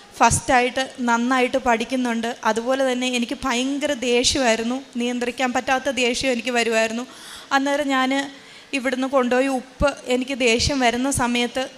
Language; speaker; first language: Malayalam; native; Malayalam